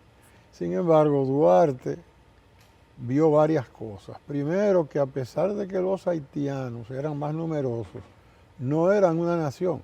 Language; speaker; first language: Spanish; native; Spanish